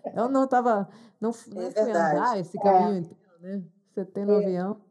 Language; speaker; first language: Portuguese; non-native, fluent; Hebrew